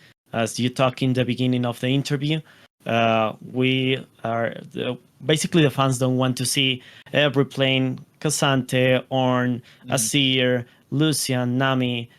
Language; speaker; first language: English; non-native, fluent; Spanish